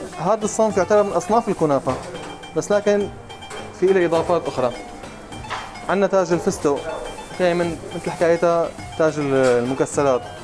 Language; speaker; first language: Arabic; native; Arabic